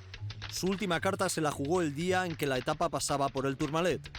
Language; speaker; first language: Spanish; native; Spanish